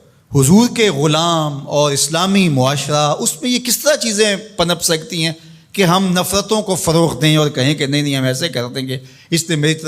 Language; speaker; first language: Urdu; non-native, local second language; Punjabi